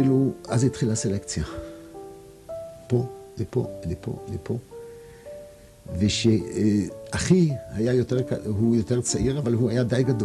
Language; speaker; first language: Hebrew; non-native, fluent; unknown